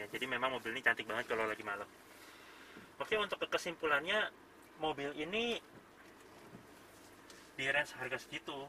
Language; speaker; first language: Indonesian; native; Indonesian